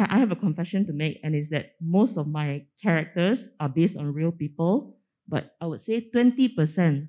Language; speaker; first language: English; non-native, local second language; Min Nan Chinese